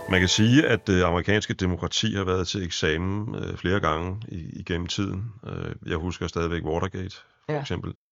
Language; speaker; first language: Danish; native; Danish